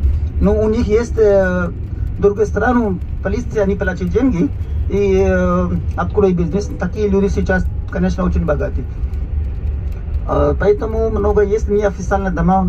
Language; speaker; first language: Russian; non-native, local second language; Hindi